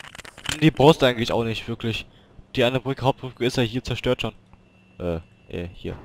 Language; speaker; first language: German; native; German